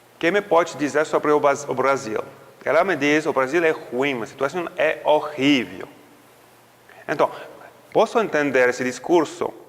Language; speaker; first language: Portuguese; non-native, fluent; French